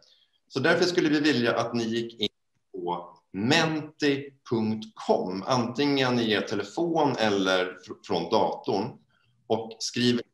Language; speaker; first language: Swedish; native; Swedish